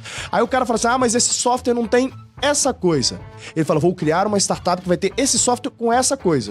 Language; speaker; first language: Portuguese; native; Portuguese